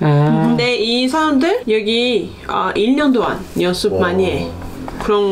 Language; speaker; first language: Korean; non-native, learner; Portuguese